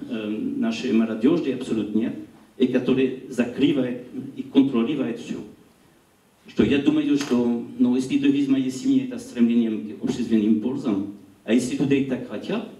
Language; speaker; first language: Russian; non-native, learner; French